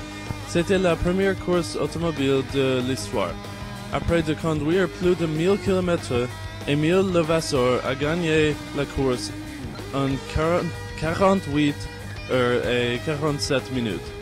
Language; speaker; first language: French; non-native, learner; English